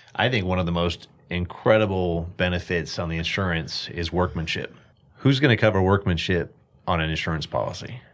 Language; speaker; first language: English; native; English